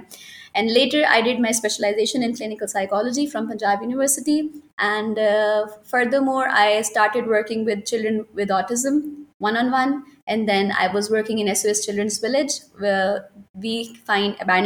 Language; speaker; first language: English; non-native, local second language; Urdu